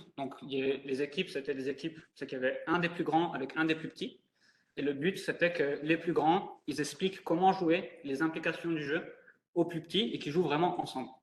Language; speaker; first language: French; native; French